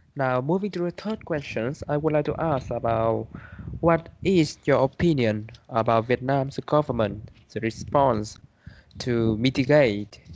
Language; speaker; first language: English; non-native, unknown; Vietnamese